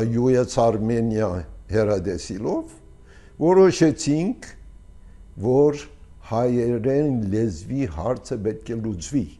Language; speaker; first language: Armenian; early bilingual, heritage; Armenian